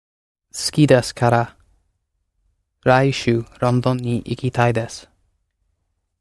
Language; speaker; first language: Japanese; non-native, learner; English